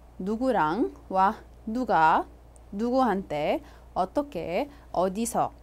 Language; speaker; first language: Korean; non-native, fluent; Arabic